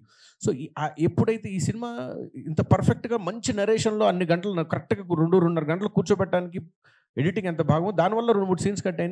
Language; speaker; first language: Telugu; native; Telugu